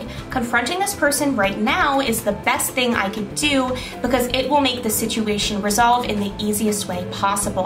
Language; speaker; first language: English; native; English